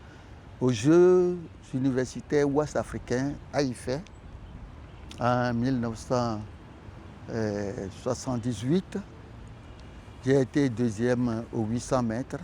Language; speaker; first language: French; non-native, local second language; Ewe